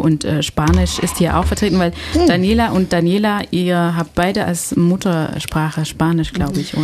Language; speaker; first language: German; non-native, fluent; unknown